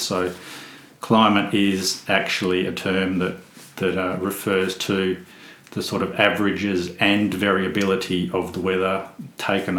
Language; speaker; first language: English; native; English